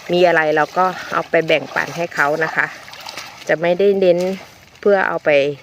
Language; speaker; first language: Thai; non-native, local second language; Northeastern Thai